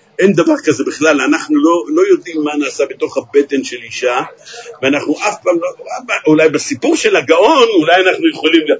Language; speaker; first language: Hebrew; native; Hebrew